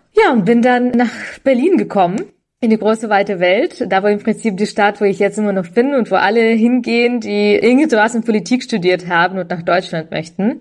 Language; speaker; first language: German; early bilingual, other home language; Russian